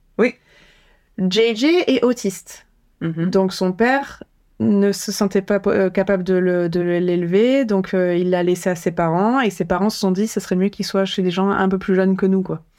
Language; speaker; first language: French; native; French